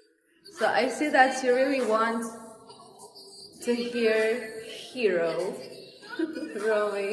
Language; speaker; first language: English; non-native, fluent; Russian